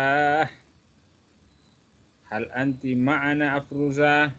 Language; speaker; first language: Arabic; non-native, fluent; Malay